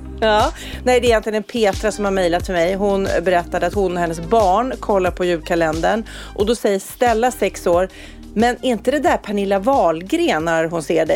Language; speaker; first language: Swedish; native; Swedish